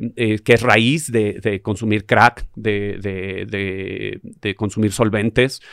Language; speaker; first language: Spanish; native; Spanish